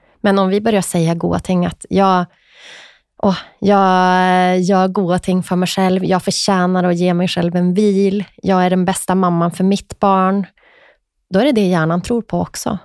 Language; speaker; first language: Swedish; native; Swedish